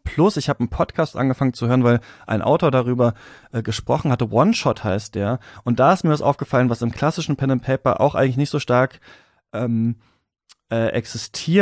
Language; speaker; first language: German; native; German